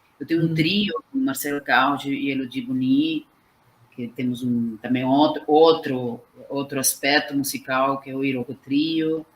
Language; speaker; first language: Portuguese; non-native, fluent; Spanish